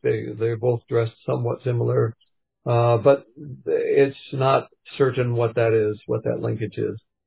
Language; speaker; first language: English; native; English